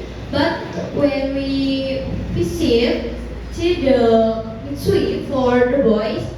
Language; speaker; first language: English; non-native, learner; Indonesian